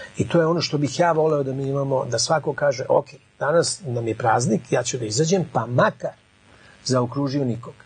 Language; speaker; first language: Serbian; native; Serbian